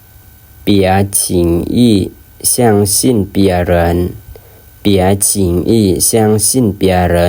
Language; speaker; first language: Chinese; non-native, learner; Lao